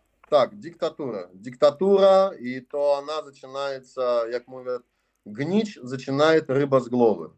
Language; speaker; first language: Polish; non-native, learner; Russian